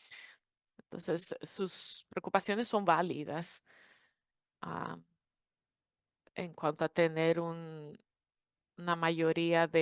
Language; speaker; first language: Spanish; non-native, fluent; English